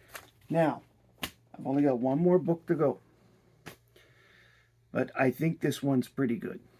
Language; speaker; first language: English; native; English